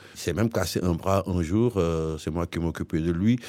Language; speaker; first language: French; non-native, local second language; Wolof